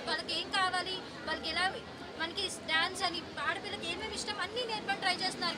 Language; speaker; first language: Telugu; native; Telugu